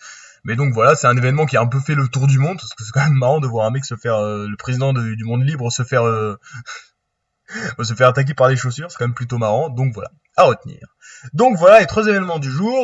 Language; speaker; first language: French; native; French